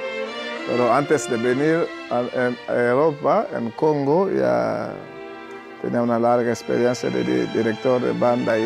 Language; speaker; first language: Spanish; non-native, learner; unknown